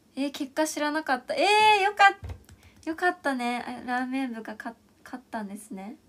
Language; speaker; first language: Japanese; native; Japanese